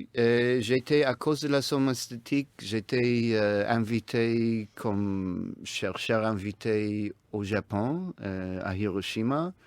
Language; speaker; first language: French; non-native, fluent; English